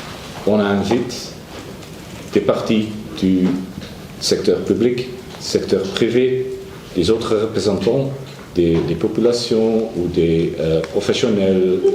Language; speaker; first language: French; non-native, learner; Dutch